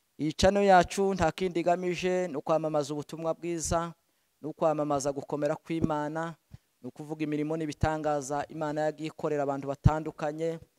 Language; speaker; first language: Kinyarwanda; native; Kinyarwanda